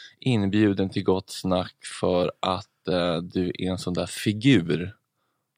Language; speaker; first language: Swedish; native; Swedish